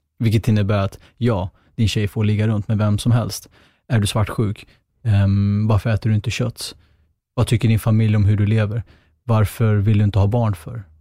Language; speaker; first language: Swedish; early bilingual, other home language; Kurdish